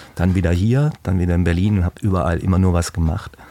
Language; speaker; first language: German; native; German